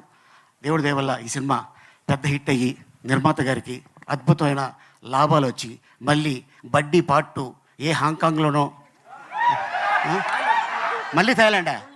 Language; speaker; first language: Telugu; native; Telugu